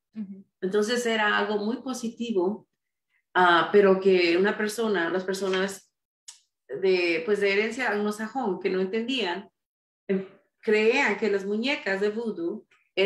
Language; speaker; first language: Spanish; early bilingual, heritage; Spanish